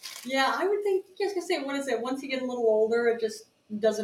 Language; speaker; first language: English; native; English